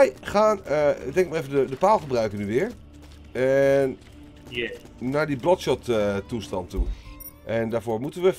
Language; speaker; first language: Dutch; native; Dutch